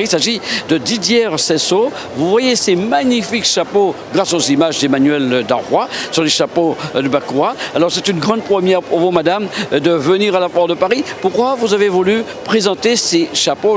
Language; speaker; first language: French; native; French